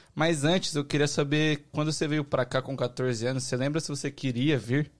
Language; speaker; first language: Portuguese; native; Portuguese